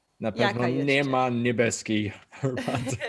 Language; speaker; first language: Polish; non-native, learner; English